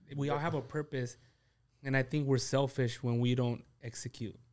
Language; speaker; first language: English; early bilingual, other home language; Spanish